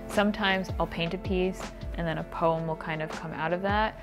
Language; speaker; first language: English; native; English